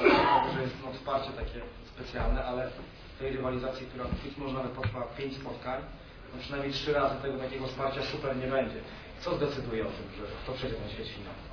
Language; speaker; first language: Polish; native; Polish